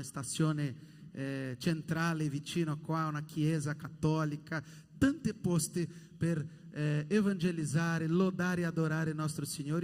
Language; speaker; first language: Italian; non-native, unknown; Portuguese